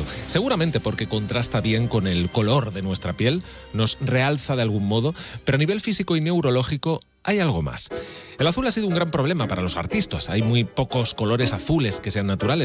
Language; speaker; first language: Spanish; native; Spanish